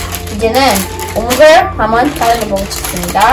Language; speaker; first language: Korean; early bilingual, other home language; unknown